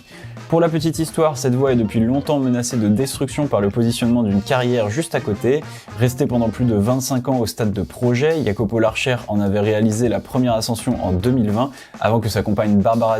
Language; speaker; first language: French; native; French